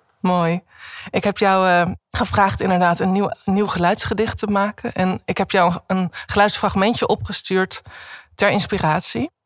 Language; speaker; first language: Dutch; native; Dutch